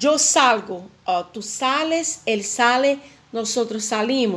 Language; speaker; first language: Spanish; non-native, fluent; Portuguese